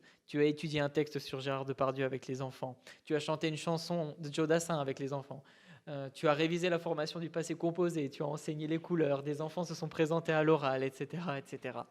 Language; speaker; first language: French; native; French